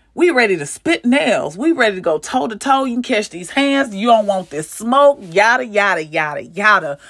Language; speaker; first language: English; native; English